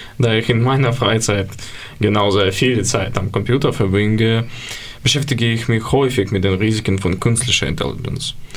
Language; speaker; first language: German; non-native, learner; Ukrainian